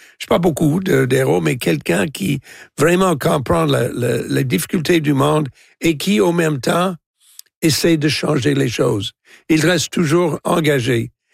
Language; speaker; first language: French; non-native, local second language; English